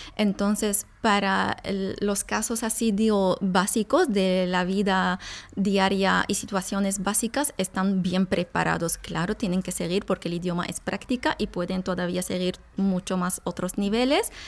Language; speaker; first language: Spanish; non-native, fluent; Arabic